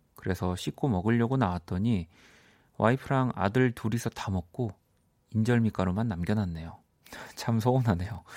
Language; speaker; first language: Korean; native; Korean